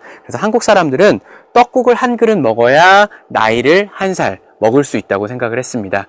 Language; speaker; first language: Korean; native; Korean